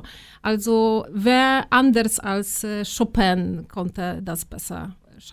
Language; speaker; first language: German; non-native, fluent; Polish